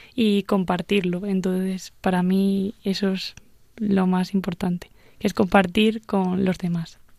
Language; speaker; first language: Spanish; native; Spanish